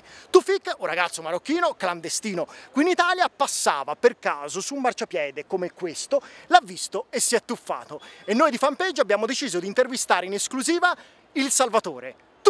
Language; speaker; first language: Italian; native; Italian